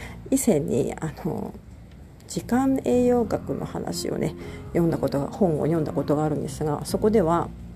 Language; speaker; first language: Japanese; native; Japanese